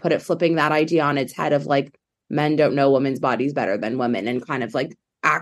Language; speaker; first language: English; native; English